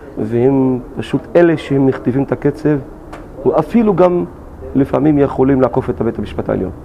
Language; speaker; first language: Hebrew; non-native, local second language; Arabic